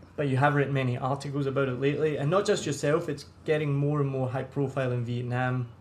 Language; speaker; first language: English; native; English